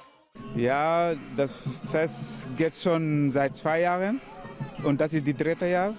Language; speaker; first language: German; non-native, learner; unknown